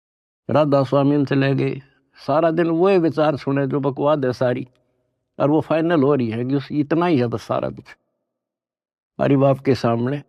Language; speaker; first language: Hindi; native; Hindi